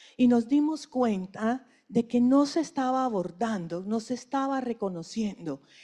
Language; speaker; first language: Spanish; native; Spanish